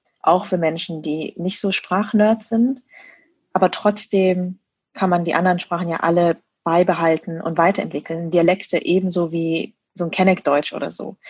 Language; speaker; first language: German; early bilingual, other home language; Vietnamese